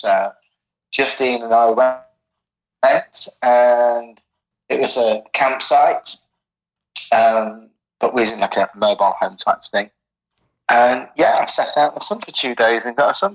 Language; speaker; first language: English; native; English